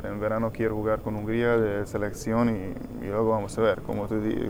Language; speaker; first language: Spanish; non-native, learner; Hungarian